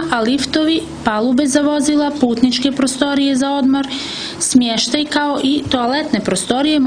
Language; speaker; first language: Croatian; native; Croatian